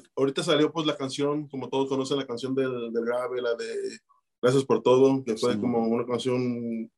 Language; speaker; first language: Spanish; early bilingual, heritage; Spanish